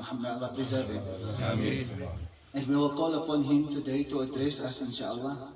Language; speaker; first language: English; native; English